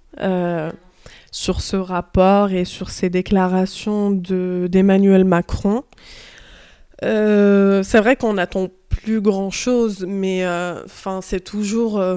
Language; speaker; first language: French; early bilingual, other home language; Arabic